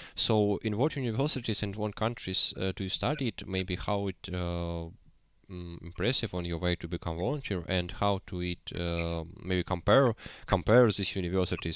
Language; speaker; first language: English; non-native, learner; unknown